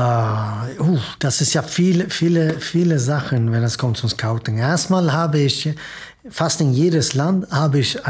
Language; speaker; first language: German; non-native, fluent; Swedish